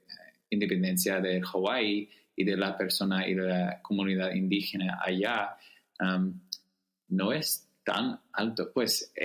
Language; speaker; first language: Spanish; non-native, fluent; English